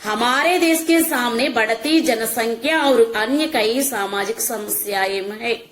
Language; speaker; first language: Hindi; non-native, local second language; Telugu